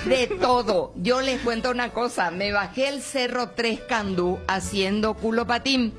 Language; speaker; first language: Spanish; native; Spanish